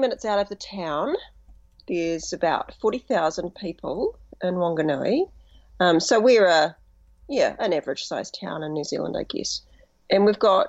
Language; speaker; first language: English; native; English